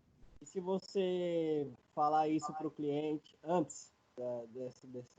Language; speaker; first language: Portuguese; native; Portuguese